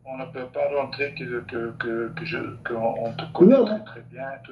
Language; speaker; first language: French; non-native, local second language; Dutch